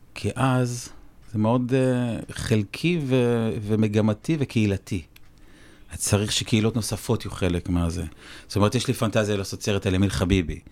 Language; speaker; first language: Hebrew; native; Hebrew